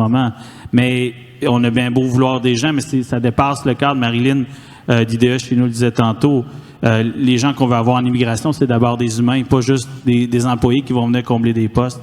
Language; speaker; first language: French; native; French